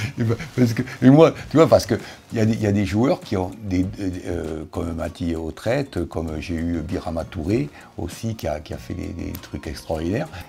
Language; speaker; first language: French; native; French